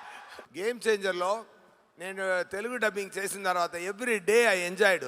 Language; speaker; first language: Telugu; non-native, learner; Tamil